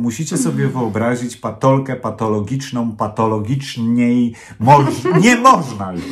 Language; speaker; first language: Polish; native; Polish